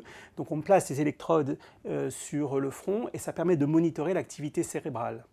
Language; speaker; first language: French; native; French